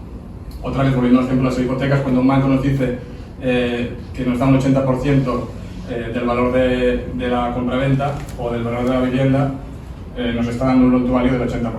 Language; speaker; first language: Spanish; native; Spanish